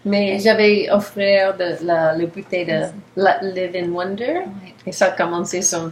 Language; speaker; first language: French; non-native, learner; English